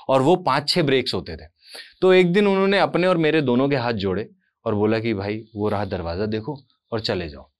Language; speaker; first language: Hindi; native; Hindi